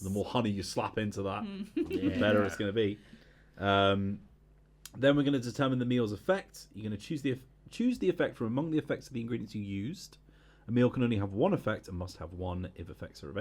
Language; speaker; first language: English; native; English